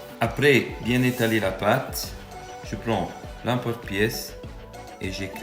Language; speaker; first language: French; non-native, fluent; Italian